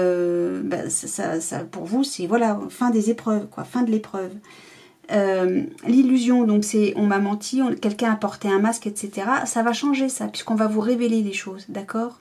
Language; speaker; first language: French; native; French